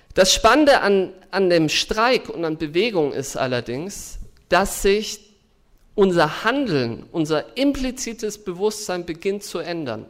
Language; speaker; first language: German; native; German